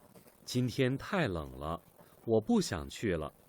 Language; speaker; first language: Chinese; non-native, learner; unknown